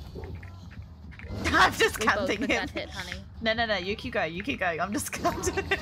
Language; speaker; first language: English; native; English